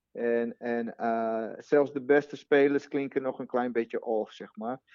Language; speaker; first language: Dutch; non-native, fluent; Portuguese